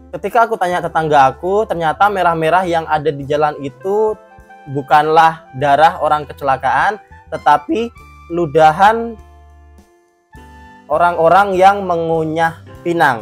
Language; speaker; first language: Indonesian; native; Indonesian